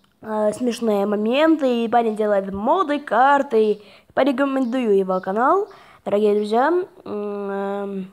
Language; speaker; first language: Russian; non-native, fluent; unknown